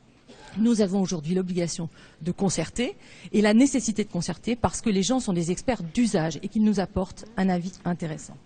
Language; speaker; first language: French; native; French